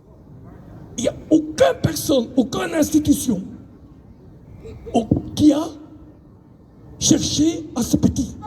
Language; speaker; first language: French; non-native, local second language; Dutch